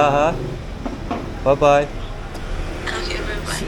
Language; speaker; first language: English; non-native, learner; Turkish